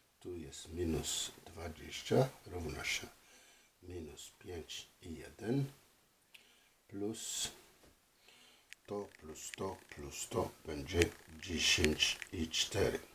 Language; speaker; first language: Polish; non-native, fluent; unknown